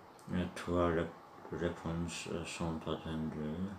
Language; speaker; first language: French; non-native, learner; Turkish